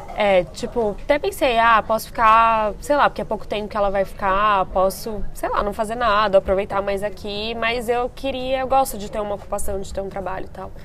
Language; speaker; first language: Portuguese; native; Portuguese